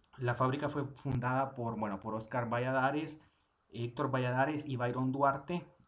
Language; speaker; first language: Spanish; native; Spanish